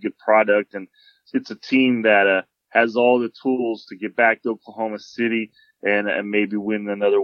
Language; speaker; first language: English; native; English